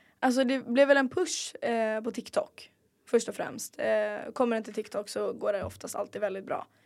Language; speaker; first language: Swedish; native; Swedish